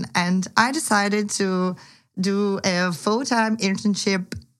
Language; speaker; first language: English; non-native, fluent; Ukrainian